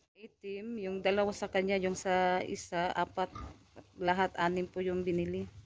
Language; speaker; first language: Filipino; non-native, local second language; Cebuano